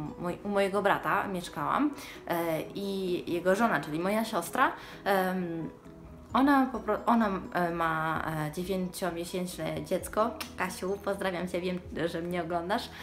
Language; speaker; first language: Polish; early bilingual, heritage; Polish